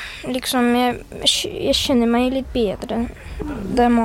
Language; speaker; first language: Norwegian; early bilingual, other home language; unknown